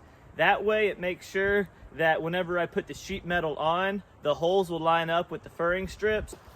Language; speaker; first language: English; native; English